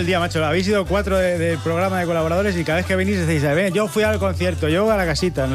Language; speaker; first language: Spanish; native; Spanish